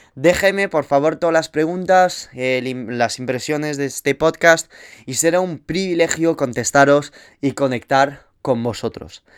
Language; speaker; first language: Spanish; early bilingual, heritage; Spanish